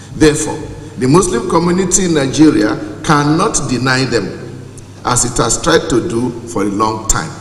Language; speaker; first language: English; non-native, local second language; Yoruba